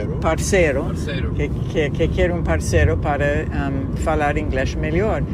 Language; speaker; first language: Portuguese; non-native, learner; English